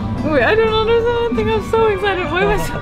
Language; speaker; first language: English; non-native, learner; Turkish